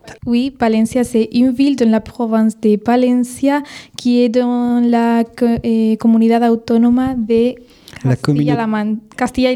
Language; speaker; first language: French; non-native, fluent; Spanish